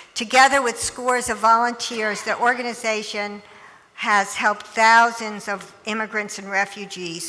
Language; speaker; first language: English; native; English